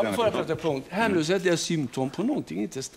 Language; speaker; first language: Swedish; native; Swedish